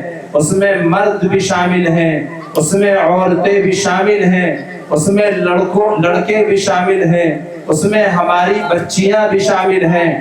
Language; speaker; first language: Urdu; native; Urdu